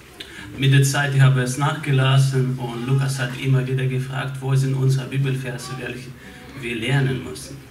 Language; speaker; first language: German; non-native, fluent; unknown